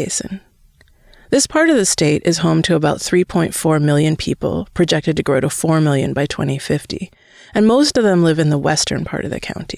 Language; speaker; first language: English; native; English